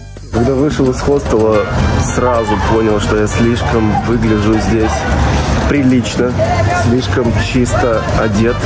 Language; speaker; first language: Russian; native; Russian